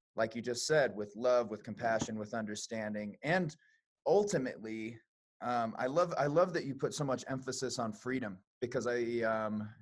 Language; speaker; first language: English; native; English